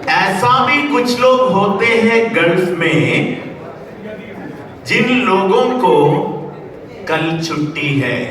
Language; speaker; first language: Hindi; non-native, learner; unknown